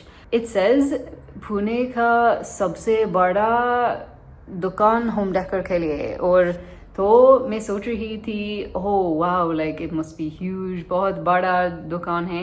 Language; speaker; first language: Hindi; non-native, learner; English